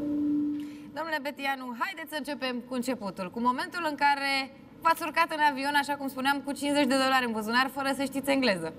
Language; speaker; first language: Romanian; native; Romanian